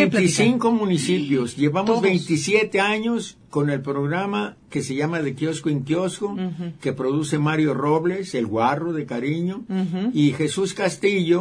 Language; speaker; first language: Spanish; native; Spanish